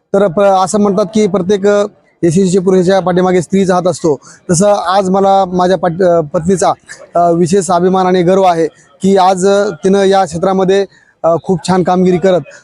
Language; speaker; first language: Marathi; native; Marathi